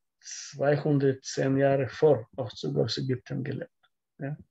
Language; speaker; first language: German; non-native, learner; Russian